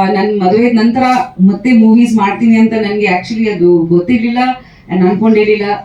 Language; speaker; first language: Kannada; non-native, fluent; Bangla